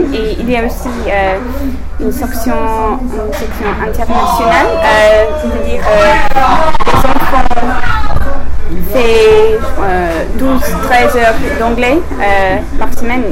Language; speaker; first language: French; non-native, learner; English